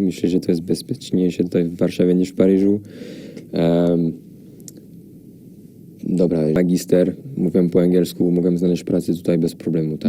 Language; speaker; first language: Polish; non-native, fluent; French